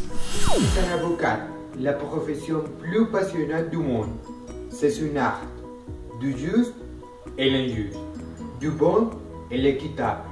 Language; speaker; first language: French; non-native, learner; Spanish